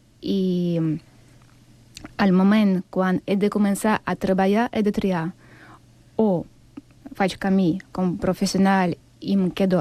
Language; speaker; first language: Catalan; non-native, fluent; Ukrainian